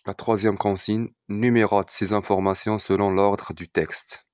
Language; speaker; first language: French; non-native, local second language; Arabic